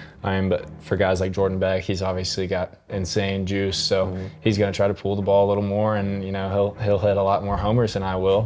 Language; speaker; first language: English; native; English